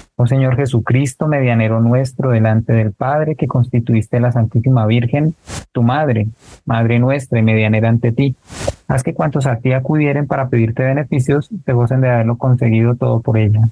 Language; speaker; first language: Spanish; native; Spanish